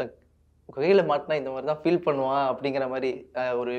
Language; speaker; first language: Tamil; native; Tamil